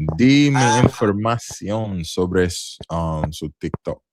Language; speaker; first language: Spanish; non-native, learner; English